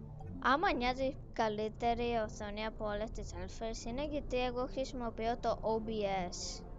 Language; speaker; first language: Greek; early bilingual, heritage; Greek